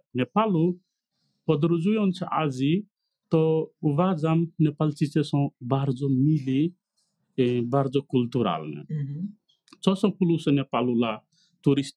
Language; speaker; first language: Polish; non-native, learner; Nepali